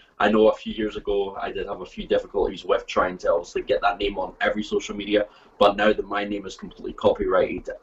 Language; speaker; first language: English; native; English